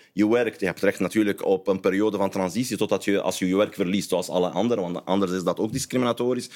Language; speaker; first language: Dutch; non-native, fluent; Arabic